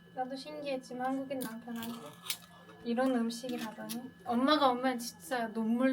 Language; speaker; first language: Korean; non-native, learner; Turkish